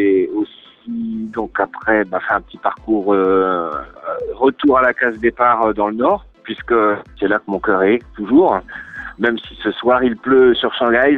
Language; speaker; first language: French; native; French